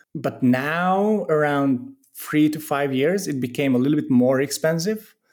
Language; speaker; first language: English; non-native, fluent; Hungarian